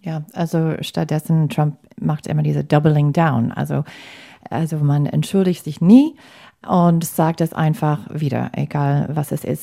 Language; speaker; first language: German; non-native, fluent; English